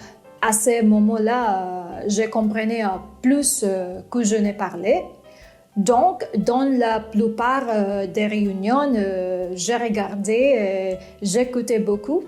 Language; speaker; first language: French; non-native, fluent; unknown